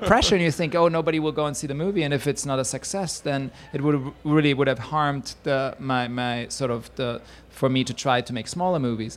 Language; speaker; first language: English; non-native, fluent; Swiss German